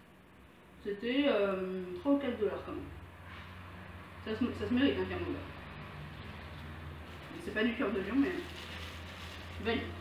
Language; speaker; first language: French; native; French